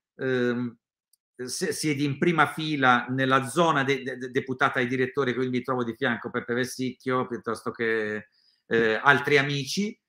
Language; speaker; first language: Italian; native; Italian